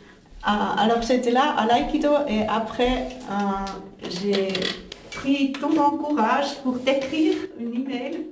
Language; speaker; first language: French; non-native, local second language; German